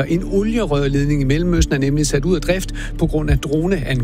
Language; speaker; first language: Danish; native; Danish